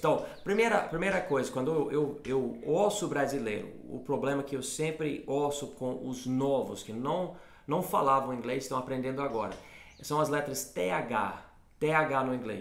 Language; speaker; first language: Portuguese; non-native, fluent; English